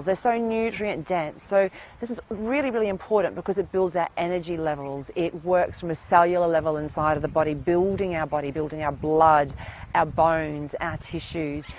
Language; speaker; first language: English; native; English